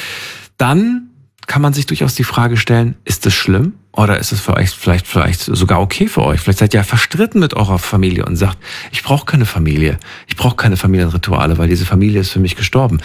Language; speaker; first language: German; native; German